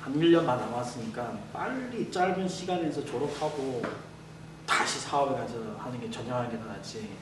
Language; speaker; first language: Korean; non-native, fluent; Chinese